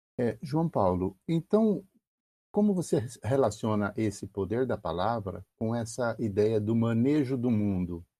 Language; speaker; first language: Portuguese; native; Portuguese